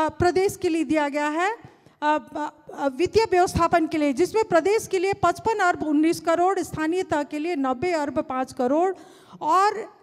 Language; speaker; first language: Hindi; non-native, local second language; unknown